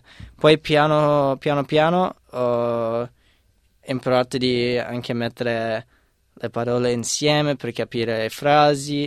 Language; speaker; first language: Italian; non-native, fluent; English